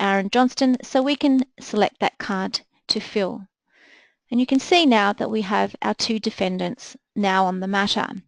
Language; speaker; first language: English; native; English